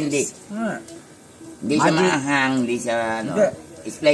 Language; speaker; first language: Filipino; native; Filipino